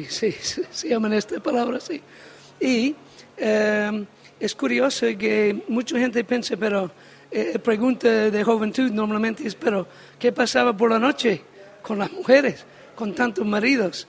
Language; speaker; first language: Spanish; non-native, learner; English